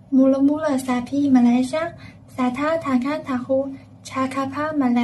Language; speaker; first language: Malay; non-native, learner; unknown